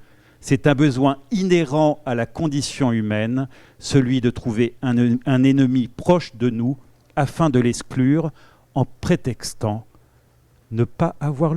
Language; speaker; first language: French; native; French